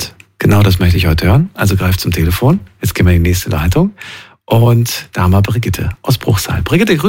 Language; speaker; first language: German; native; German